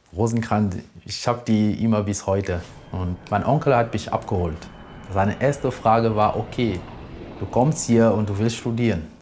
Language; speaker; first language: German; non-native, fluent; French